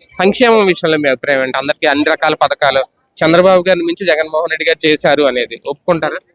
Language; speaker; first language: Telugu; native; Telugu